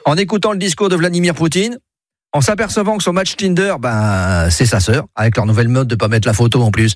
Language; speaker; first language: French; native; French